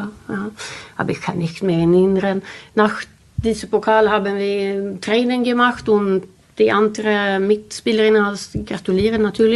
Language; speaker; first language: German; non-native, learner; Swedish